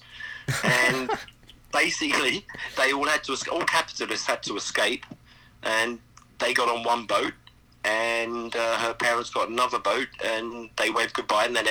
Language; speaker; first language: English; native; English